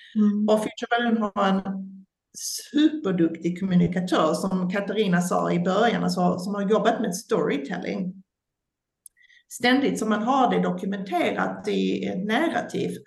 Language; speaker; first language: Swedish; non-native, fluent; English